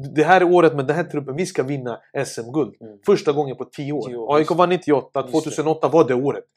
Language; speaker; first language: Swedish; early bilingual, other home language; Serbian